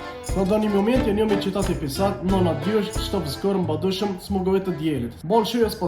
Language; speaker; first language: Russian; non-native, learner; Arabic